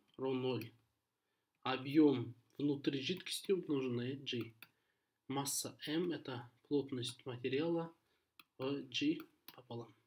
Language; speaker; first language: Russian; non-native, local second language; Kazakh